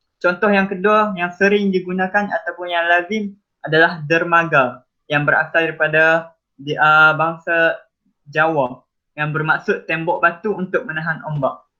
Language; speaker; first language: Malay; native; Malay